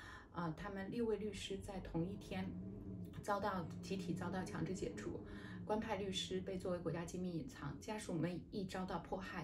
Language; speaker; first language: Chinese; native; Chinese